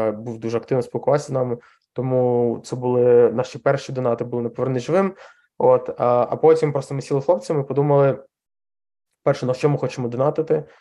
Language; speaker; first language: Ukrainian; non-native, local second language; Russian